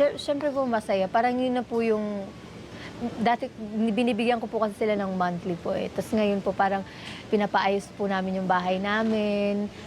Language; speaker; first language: Filipino; non-native, local second language; Cebuano